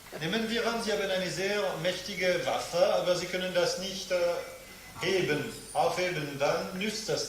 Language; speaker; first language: German; non-native, fluent; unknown